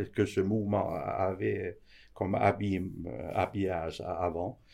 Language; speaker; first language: French; non-native, fluent; Danish